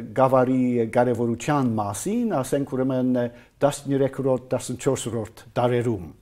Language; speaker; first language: Armenian; non-native, fluent; English